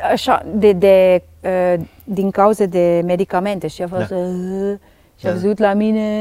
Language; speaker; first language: Romanian; non-native, learner; Dutch